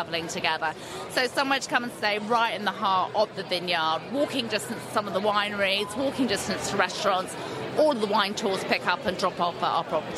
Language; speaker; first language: English; native; English